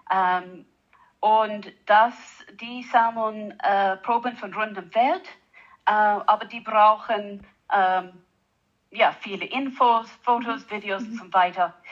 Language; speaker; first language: German; non-native, fluent; English